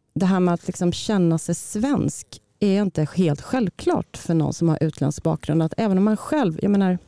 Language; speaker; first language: Swedish; early bilingual, other home language; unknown